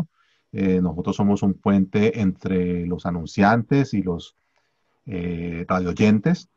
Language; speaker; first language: Spanish; native; Spanish